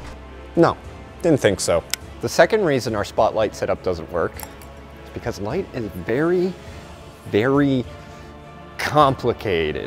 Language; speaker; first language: English; native; English